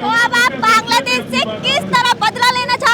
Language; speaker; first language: Hindi; native; Hindi